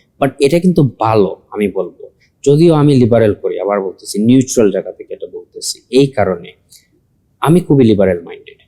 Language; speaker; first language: Bangla; early bilingual, heritage; Sylheti